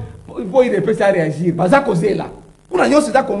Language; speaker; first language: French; non-native, local second language; Lingala